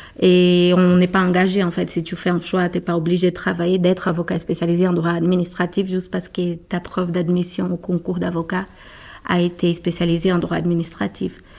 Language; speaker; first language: French; non-native, fluent; Portuguese